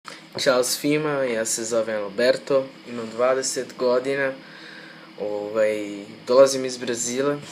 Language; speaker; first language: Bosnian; non-native, fluent; Portuguese